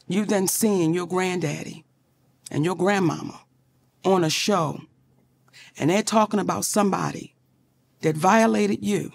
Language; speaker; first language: English; native; English